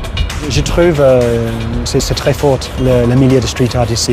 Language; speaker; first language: French; non-native, fluent; English